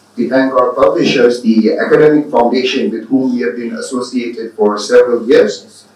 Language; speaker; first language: English; non-native, local second language; Tibetan